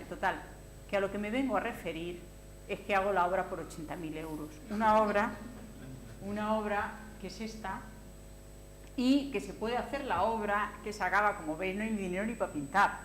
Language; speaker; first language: Spanish; native; Spanish